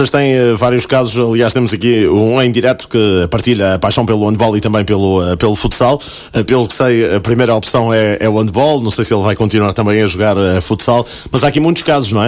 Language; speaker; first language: Portuguese; native; Portuguese